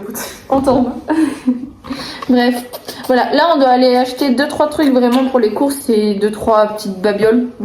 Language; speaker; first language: French; native; French